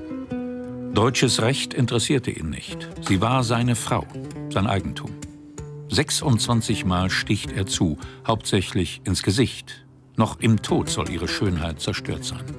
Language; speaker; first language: German; native; German